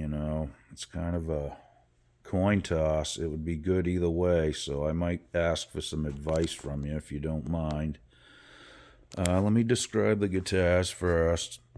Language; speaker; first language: English; native; English